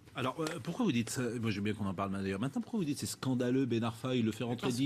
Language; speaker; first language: French; native; French